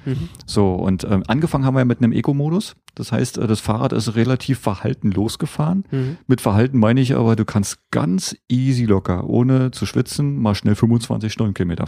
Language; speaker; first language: German; native; German